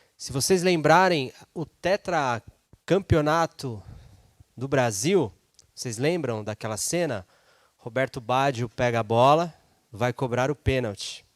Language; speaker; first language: Portuguese; native; Portuguese